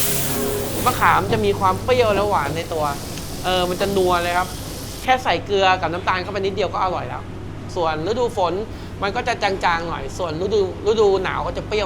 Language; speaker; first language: Thai; native; Thai